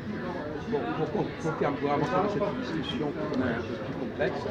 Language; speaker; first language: French; native; French